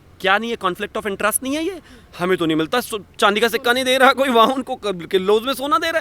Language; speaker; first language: Hindi; native; Hindi